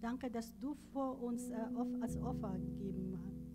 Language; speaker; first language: German; non-native, learner; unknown